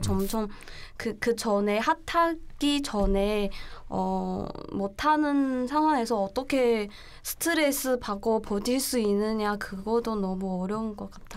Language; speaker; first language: Korean; non-native, learner; Chinese